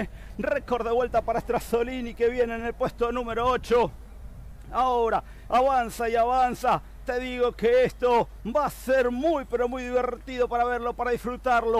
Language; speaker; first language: Spanish; native; Spanish